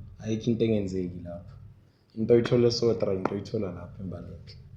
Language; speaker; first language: Zulu; native; Zulu